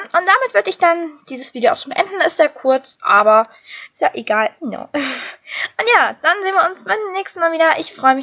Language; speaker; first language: German; native; German